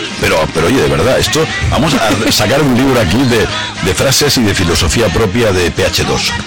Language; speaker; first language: Spanish; native; Spanish